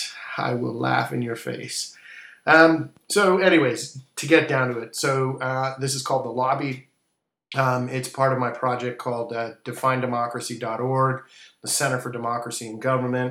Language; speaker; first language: English; native; English